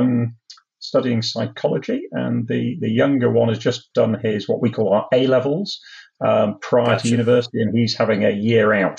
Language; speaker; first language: English; native; English